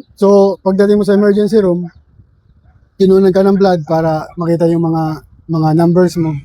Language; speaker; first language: Filipino; non-native, local second language; Bikol